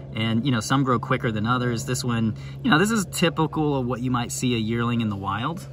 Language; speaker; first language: English; native; English